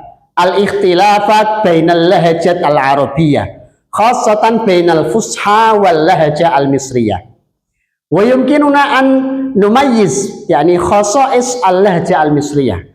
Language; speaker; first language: Arabic; non-native, fluent; Indonesian